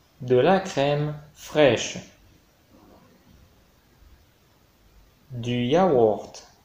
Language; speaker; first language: French; non-native, fluent; Arabic